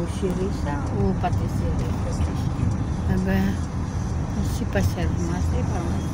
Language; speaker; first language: French; non-native, learner; Filipino